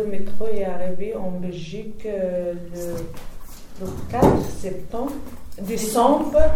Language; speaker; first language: French; non-native, learner; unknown